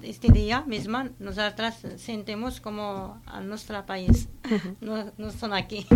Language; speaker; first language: Spanish; non-native, learner; Arabic